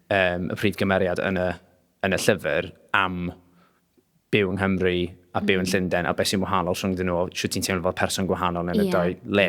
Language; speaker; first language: Welsh; non-native, local second language; English